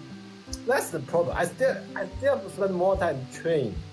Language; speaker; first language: English; non-native, learner; Vietnamese